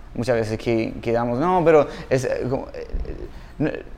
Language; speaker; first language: Spanish; non-native, fluent; English